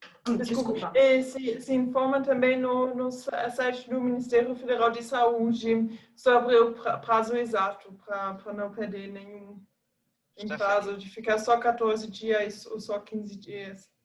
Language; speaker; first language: Portuguese; non-native, fluent; German